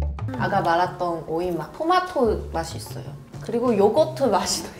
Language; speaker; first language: Korean; non-native, learner; Chinese